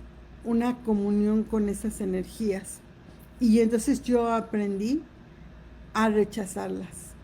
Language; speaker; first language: Spanish; native; Spanish